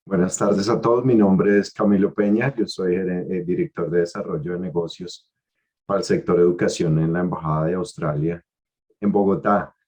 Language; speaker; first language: Spanish; native; Spanish